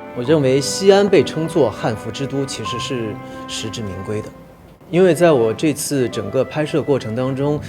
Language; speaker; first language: Chinese; native; Chinese